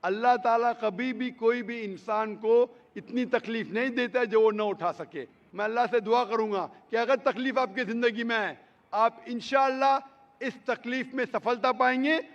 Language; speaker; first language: Hindi; native; Hindi